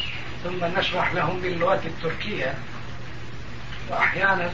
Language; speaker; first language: Arabic; non-native, fluent; Turkish